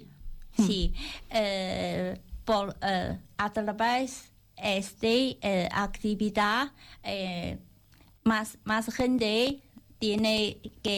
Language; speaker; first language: Spanish; non-native, learner; Chinese